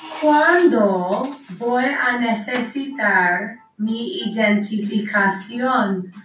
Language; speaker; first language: Spanish; non-native, learner; English